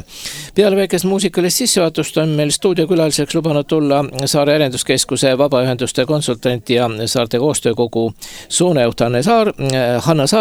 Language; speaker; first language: Estonian; native; Estonian